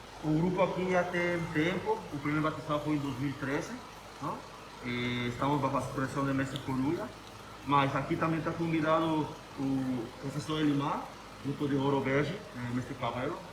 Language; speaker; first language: Portuguese; non-native, fluent; Spanish